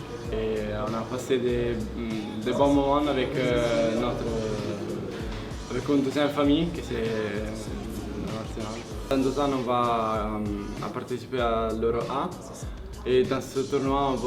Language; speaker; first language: French; non-native, learner; Italian